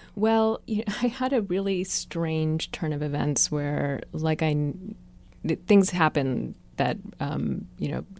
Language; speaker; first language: English; native; English